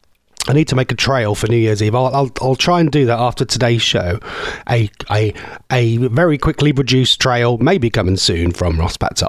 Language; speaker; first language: English; native; English